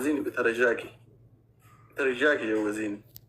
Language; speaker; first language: Arabic; non-native, learner; Amharic